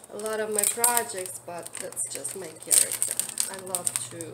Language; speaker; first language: English; non-native, fluent; Russian